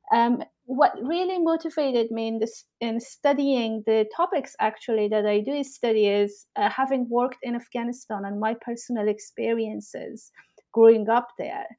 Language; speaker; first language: English; non-native, fluent; Persian